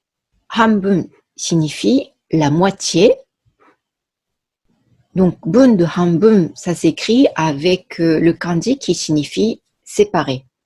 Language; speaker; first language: French; non-native, fluent; Japanese